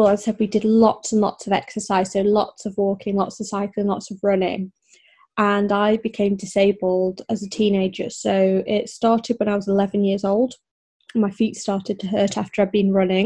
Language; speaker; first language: English; native; English